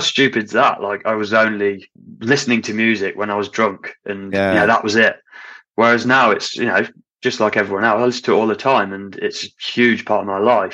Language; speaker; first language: English; native; English